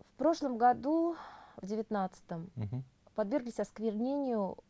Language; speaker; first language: Russian; native; Russian